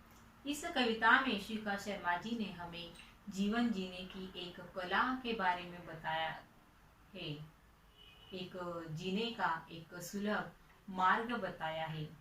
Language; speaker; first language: Hindi; non-native, local second language; Marathi